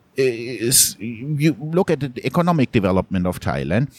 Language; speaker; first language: English; non-native, fluent; German